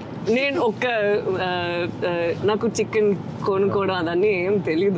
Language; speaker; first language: Telugu; non-native, fluent; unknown